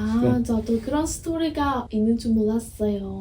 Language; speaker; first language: Korean; non-native, learner; Vietnamese